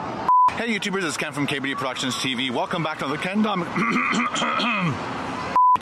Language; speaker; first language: English; native; English